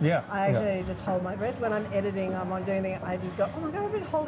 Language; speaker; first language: English; native; English